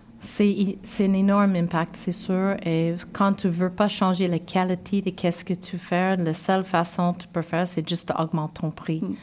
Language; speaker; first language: French; non-native, fluent; English